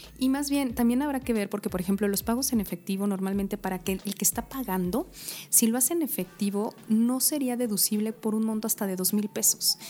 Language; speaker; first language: Spanish; native; Spanish